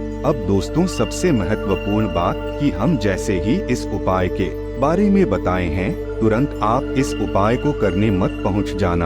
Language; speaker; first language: Hindi; native; Hindi